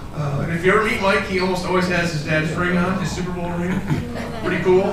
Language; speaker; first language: English; native; English